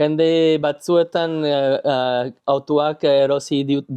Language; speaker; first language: Basque; non-native, learner; English